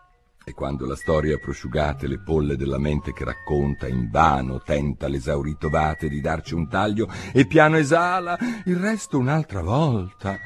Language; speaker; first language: Italian; native; Italian